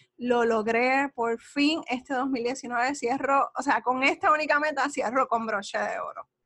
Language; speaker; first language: Spanish; native; Spanish